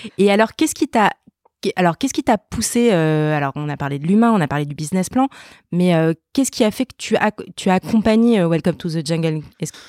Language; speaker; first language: French; native; French